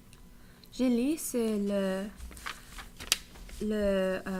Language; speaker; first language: French; non-native, learner; English